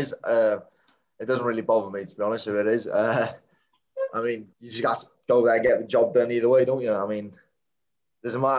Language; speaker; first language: English; native; English